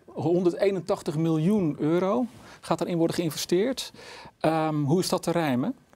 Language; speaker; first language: Dutch; native; Dutch